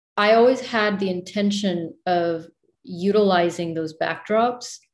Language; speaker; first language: English; native; English